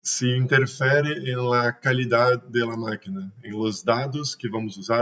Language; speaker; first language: Spanish; non-native, learner; Portuguese